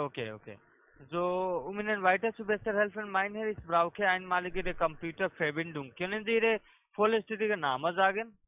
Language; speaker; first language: German; non-native, learner; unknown